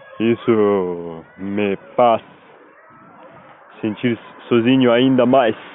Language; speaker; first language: Portuguese; non-native, learner; Spanish